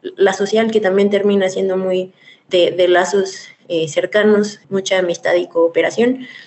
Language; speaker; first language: Spanish; native; Spanish